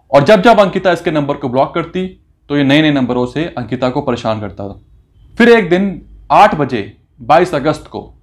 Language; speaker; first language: Hindi; native; Hindi